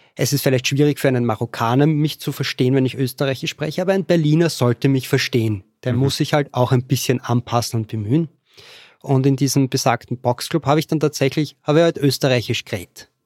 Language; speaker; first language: German; native; German